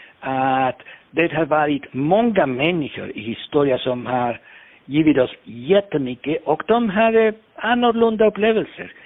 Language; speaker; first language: Swedish; non-native, fluent; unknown